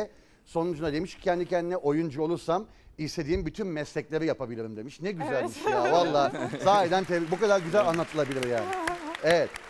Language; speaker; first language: Turkish; native; Turkish